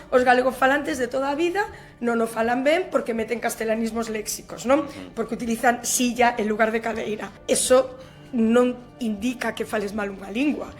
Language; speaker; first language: Galician; non-native, local second language; Spanish